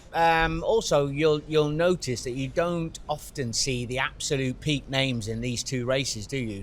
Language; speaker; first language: English; native; English